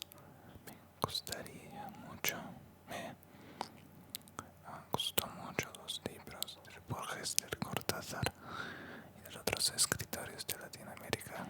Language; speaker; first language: Spanish; non-native, learner; Russian